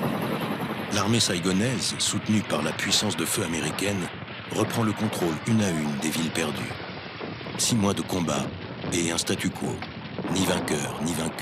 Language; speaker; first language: French; native; French